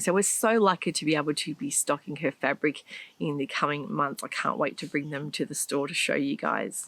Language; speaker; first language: English; native; English